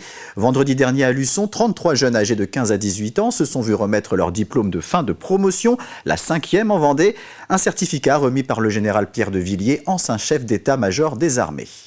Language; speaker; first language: French; native; French